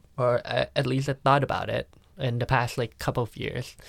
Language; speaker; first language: English; early bilingual, other home language; Thai